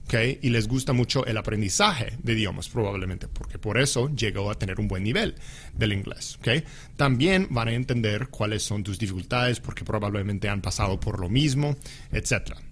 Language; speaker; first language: Spanish; non-native, fluent; English